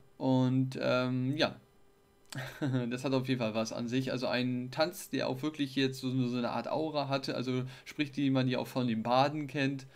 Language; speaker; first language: German; native; German